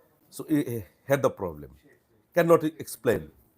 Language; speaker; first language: English; non-native, local second language; Bangla